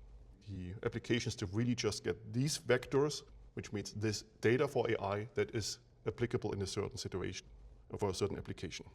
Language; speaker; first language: English; non-native, fluent; German